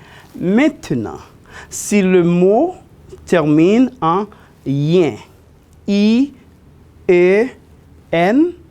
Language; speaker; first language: French; non-native, fluent; Spanish